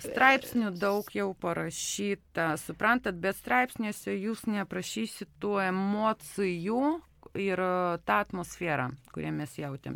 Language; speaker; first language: Lithuanian; non-native, local second language; Russian